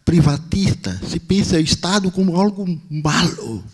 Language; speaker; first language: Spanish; non-native, learner; Portuguese